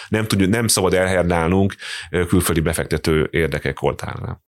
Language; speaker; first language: Hungarian; native; Hungarian